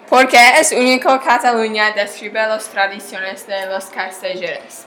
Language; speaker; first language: Spanish; non-native, learner; English